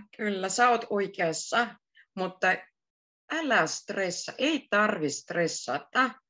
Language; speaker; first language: Finnish; native; Finnish